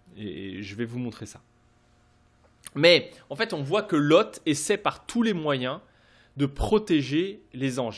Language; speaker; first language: French; native; French